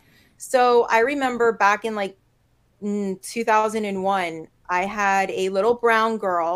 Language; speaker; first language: English; native; English